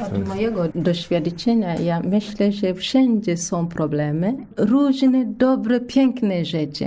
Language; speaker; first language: Polish; non-native, learner; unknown